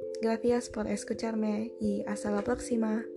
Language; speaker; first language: Spanish; non-native, fluent; Indonesian